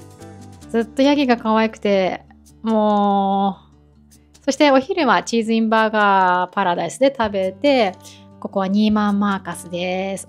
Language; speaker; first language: Japanese; native; Japanese